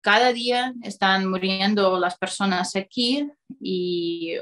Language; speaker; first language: Spanish; non-native, fluent; Russian